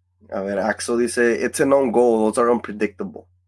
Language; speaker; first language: English; early bilingual, other home language; Spanish